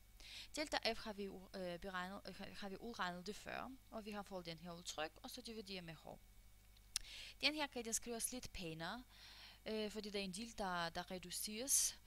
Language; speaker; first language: Danish; non-native, fluent; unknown